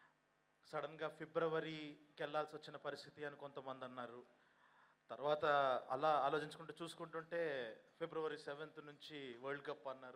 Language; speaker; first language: Telugu; native; Telugu